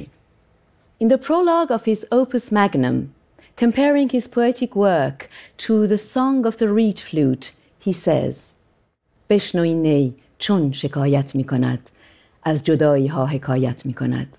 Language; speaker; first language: English; non-native, fluent; Persian